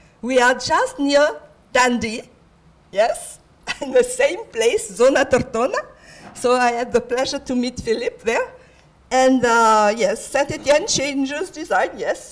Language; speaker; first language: English; non-native, fluent; French